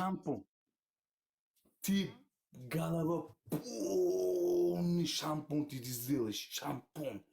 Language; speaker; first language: Russian; non-native, learner; Uzbek